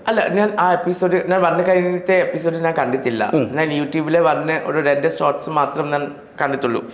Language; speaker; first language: Malayalam; non-native, local second language; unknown